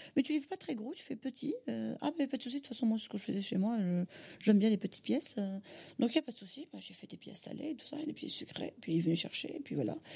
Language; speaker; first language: French; non-native, local second language; Kabyle